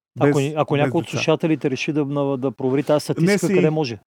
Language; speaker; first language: Bulgarian; native; Bulgarian